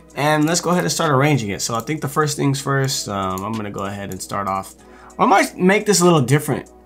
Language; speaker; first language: English; native; English